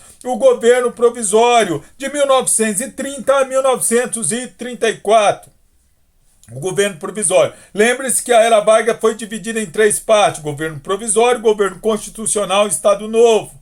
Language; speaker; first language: Portuguese; native; Portuguese